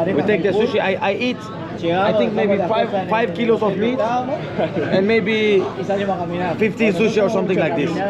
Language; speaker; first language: English; non-native, fluent; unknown